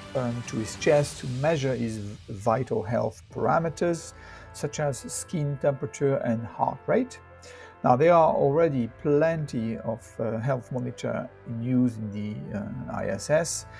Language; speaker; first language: English; non-native, fluent; French